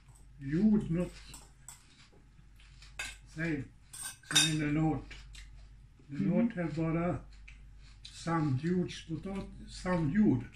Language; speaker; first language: English; non-native, learner; Swedish